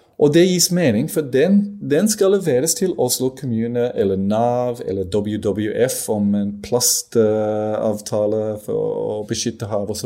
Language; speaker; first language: Norwegian; non-native, fluent; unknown